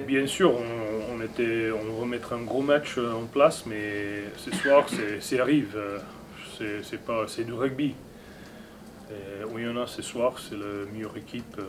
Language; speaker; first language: French; non-native, learner; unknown